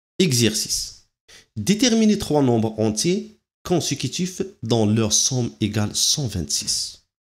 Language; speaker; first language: French; non-native, local second language; Arabic